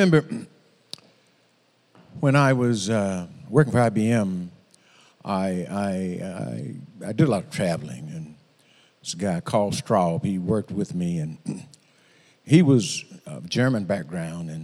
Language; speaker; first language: English; native; English